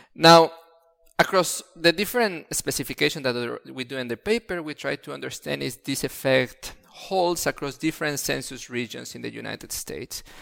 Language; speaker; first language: English; non-native, fluent; Spanish